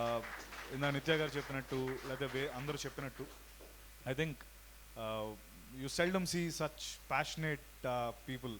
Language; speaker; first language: Telugu; native; Telugu